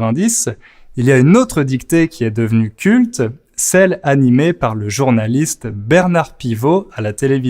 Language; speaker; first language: French; native; French